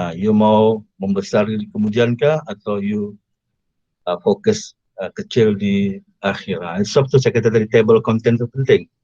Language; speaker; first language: Malay; native; Malay